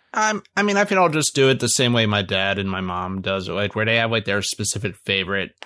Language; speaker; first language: English; native; English